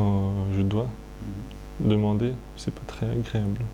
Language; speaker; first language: French; non-native, fluent; Russian